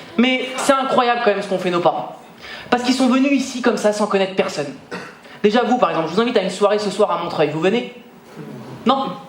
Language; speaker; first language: French; native; French